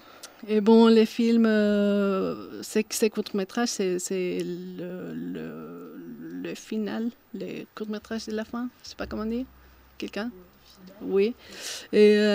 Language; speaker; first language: French; non-native, fluent; Spanish